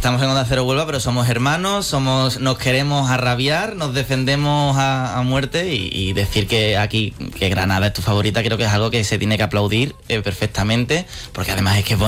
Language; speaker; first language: Spanish; native; Spanish